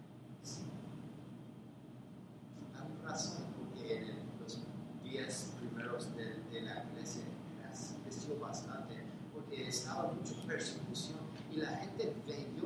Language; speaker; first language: Spanish; non-native, fluent; English